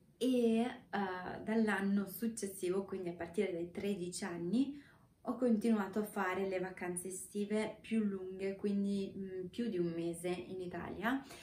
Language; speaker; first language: Italian; non-native, fluent; Romanian